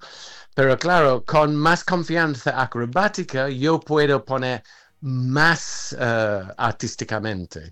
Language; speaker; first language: Spanish; non-native, fluent; English